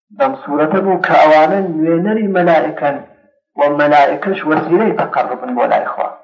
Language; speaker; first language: Central Kurdish; non-native, local second language; Gurani